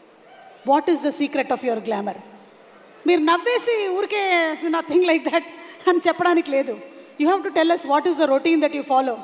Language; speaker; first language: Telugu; native; Telugu